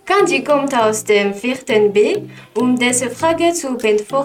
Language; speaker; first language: German; non-native, learner; Malagasy